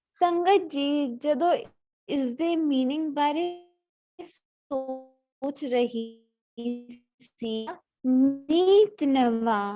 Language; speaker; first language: Hindi; non-native, local second language; Punjabi